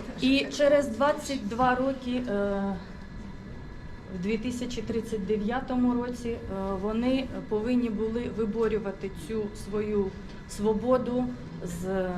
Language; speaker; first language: Ukrainian; non-native, local second language; Russian